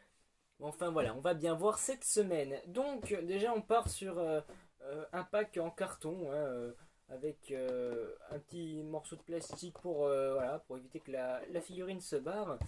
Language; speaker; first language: French; native; French